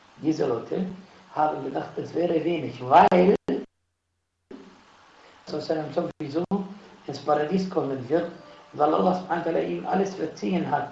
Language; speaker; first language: German; non-native, fluent; Arabic